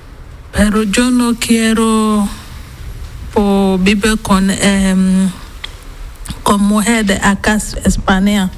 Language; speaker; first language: Spanish; non-native, learner; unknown